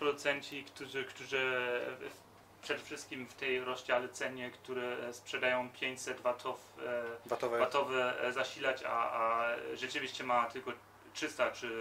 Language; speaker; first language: Polish; early bilingual, heritage; Polish